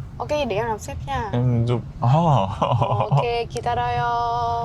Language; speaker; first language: Korean; non-native, learner; Vietnamese